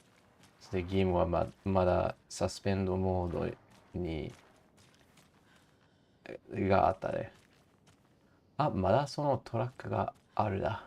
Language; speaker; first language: Japanese; non-native, learner; English